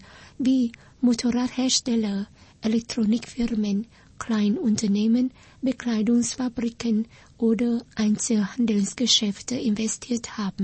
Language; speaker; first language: German; non-native, fluent; Vietnamese